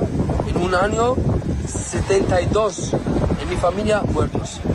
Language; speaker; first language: Spanish; non-native, learner; Arabic